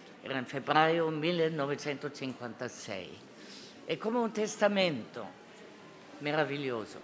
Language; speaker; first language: Italian; non-native, fluent; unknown